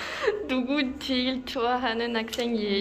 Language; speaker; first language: Korean; non-native, learner; French